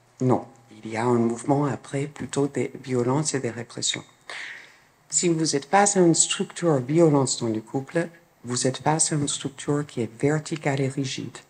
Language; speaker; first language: French; non-native, fluent; English